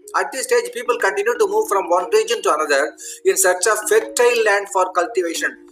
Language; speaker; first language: English; non-native, local second language; Tamil